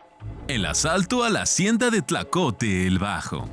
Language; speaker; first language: Spanish; native; Spanish